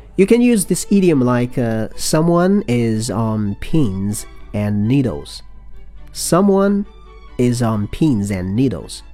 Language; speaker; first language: English; non-native, fluent; Chinese